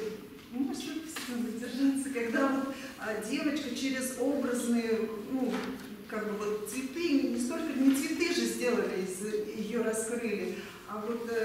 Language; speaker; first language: Russian; native; Russian